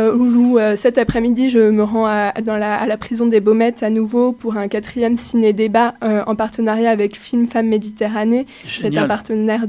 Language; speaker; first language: French; native; French